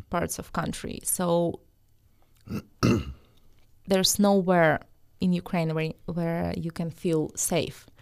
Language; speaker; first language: English; non-native, fluent; Russian